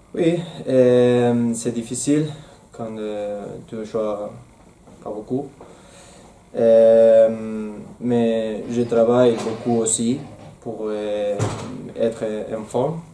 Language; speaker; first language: French; non-native, learner; Spanish